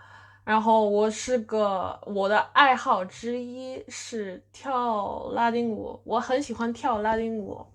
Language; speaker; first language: Chinese; non-native, fluent; English